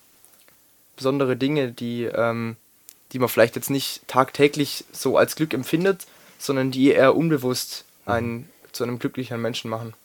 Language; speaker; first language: German; native; German